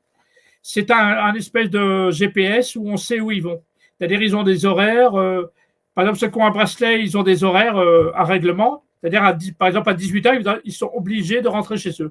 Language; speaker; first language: French; native; French